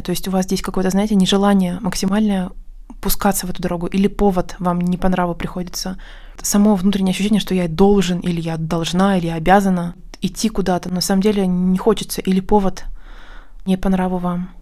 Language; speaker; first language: Russian; native; Russian